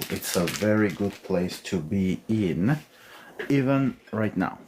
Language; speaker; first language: English; non-native, fluent; Armenian